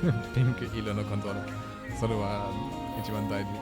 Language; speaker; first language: Japanese; non-native, learner; German